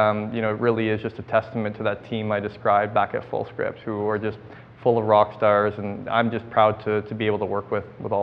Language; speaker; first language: English; native; English